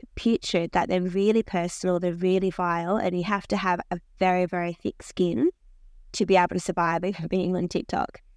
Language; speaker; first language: English; native; English